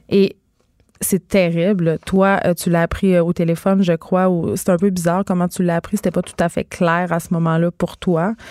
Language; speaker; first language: French; native; French